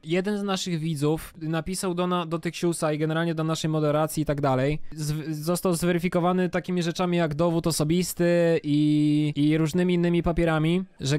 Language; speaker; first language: Polish; native; Polish